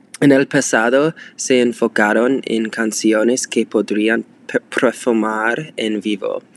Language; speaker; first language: Spanish; non-native, learner; English